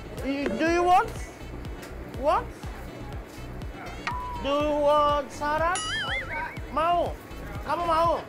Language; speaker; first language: English; non-native, learner; Indonesian